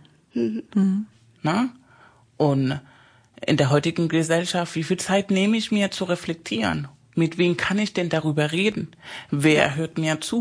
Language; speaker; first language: German; non-native, fluent; Spanish